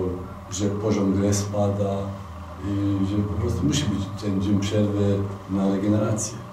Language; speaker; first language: Polish; non-native, fluent; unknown